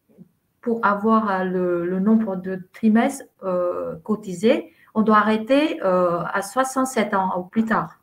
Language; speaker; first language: French; non-native, fluent; Vietnamese